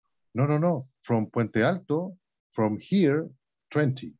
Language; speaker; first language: English; non-native, learner; Spanish